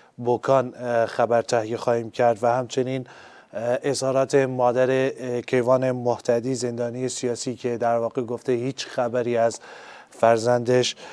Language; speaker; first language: Persian; non-native, local second language; Central Kurdish